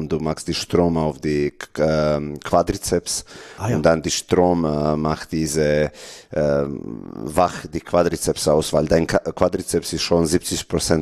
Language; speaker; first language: German; non-native, learner; Serbian